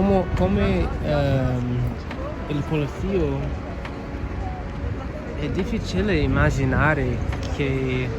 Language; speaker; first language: Italian; non-native, learner; English